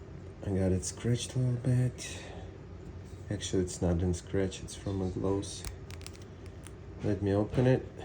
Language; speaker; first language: English; non-native, fluent; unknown